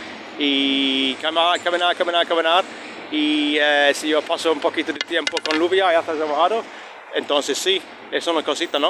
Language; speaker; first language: Spanish; non-native, learner; English